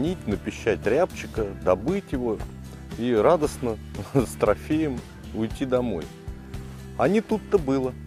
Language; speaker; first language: Russian; native; Russian